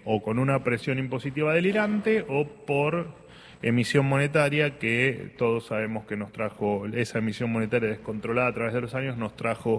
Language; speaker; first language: Spanish; native; Spanish